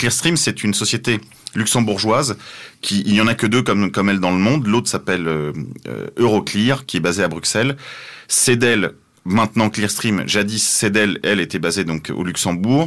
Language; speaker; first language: French; native; French